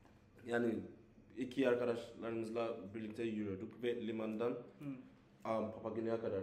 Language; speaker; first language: Turkish; non-native, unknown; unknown